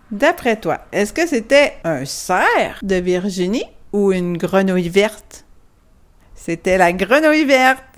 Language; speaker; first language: French; native; French